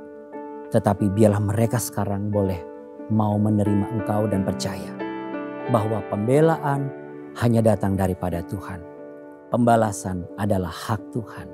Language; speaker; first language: Indonesian; native; Indonesian